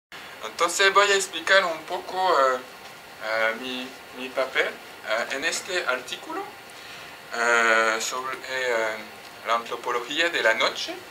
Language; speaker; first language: Spanish; non-native, fluent; French